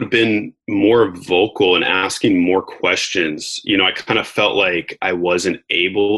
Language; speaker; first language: English; native; English